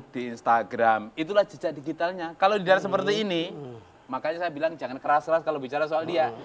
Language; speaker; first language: Indonesian; native; Indonesian